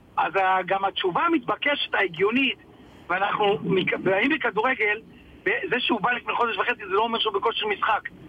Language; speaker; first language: Hebrew; native; Hebrew